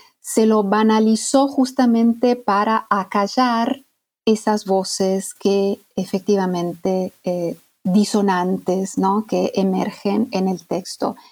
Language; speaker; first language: Spanish; non-native, fluent; Italian